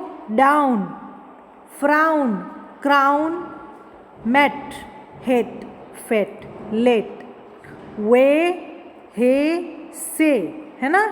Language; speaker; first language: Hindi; native; Hindi